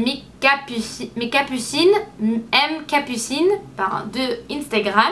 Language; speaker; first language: French; non-native, fluent; English